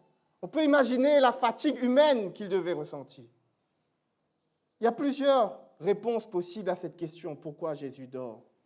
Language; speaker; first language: French; native; French